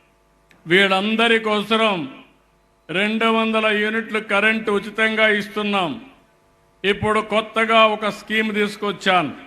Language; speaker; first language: Telugu; native; Telugu